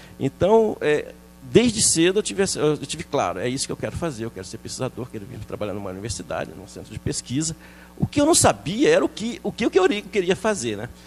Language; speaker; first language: Portuguese; early bilingual, other home language; French